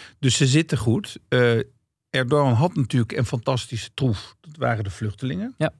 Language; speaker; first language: Dutch; early bilingual, other home language; Turkish